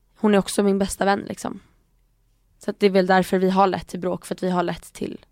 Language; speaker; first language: Swedish; non-native, fluent; Italian